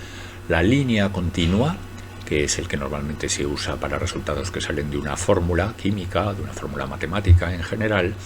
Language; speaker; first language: Spanish; native; Spanish